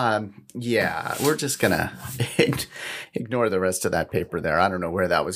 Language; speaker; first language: English; native; English